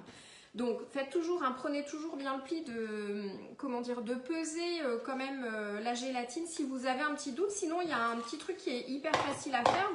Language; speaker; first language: French; native; French